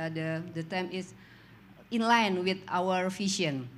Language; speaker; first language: English; non-native, learner; Indonesian